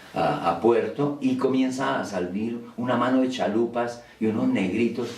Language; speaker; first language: Spanish; early bilingual, other home language; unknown